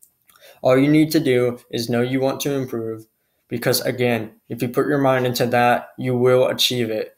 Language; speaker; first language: English; native; English